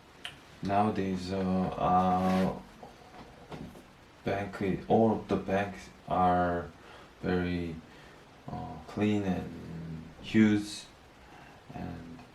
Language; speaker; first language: English; non-native, learner; Korean